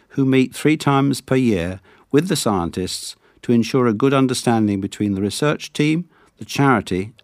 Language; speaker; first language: English; native; English